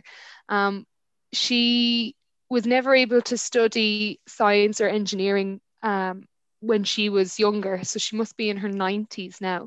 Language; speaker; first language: English; native; English